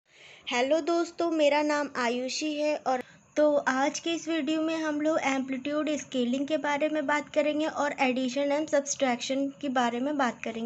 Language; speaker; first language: Hindi; native; Hindi